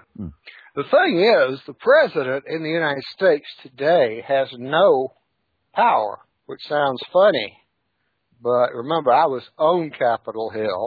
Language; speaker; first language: English; native; English